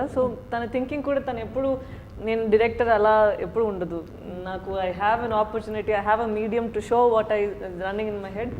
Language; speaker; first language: Telugu; non-native, fluent; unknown